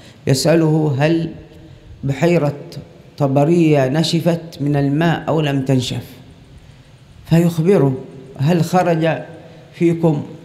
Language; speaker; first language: Arabic; native; Arabic